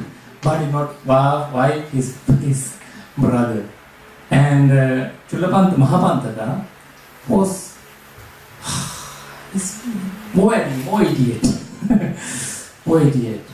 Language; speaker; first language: English; non-native, learner; Sinhala